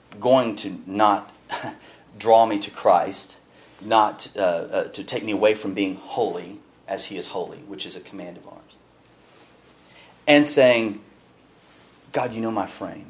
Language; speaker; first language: English; native; English